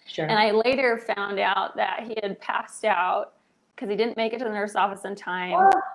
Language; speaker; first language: English; native; English